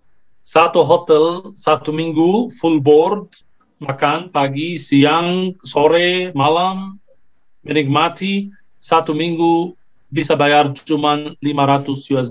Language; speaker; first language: Indonesian; non-native, fluent; Arabic